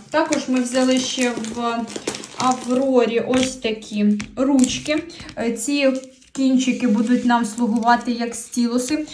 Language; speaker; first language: Ukrainian; native; Ukrainian